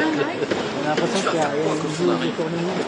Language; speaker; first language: French; native; French